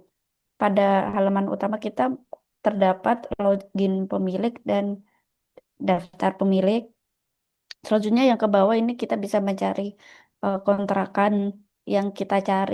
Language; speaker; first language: Indonesian; native; Indonesian